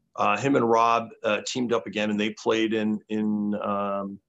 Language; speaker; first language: English; native; English